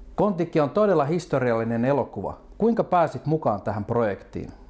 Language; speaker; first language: Finnish; native; Finnish